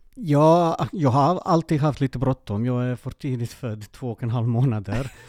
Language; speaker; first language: Swedish; early bilingual, other home language; Serbian